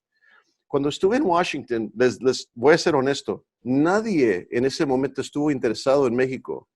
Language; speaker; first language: Spanish; early bilingual, heritage; Spanish